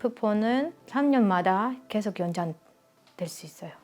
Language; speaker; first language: Korean; early bilingual, heritage; Russian